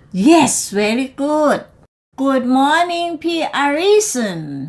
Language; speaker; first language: English; non-native, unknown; Thai